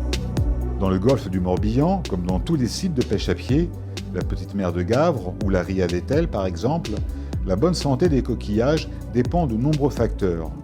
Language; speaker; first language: French; native; French